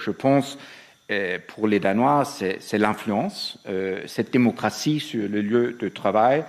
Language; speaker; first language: French; non-native, fluent; Danish